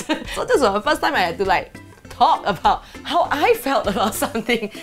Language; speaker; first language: English; native; English